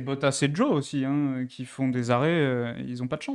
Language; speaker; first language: French; native; French